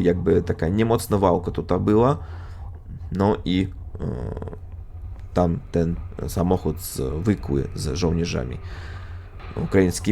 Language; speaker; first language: Polish; non-native, fluent; Russian